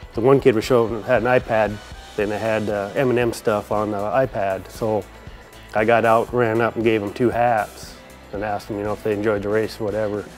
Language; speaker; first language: English; native; English